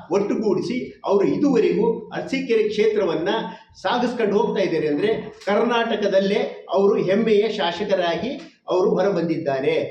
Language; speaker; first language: Kannada; non-native, local second language; Lambadi